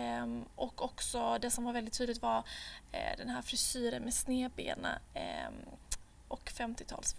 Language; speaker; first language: Swedish; native; Swedish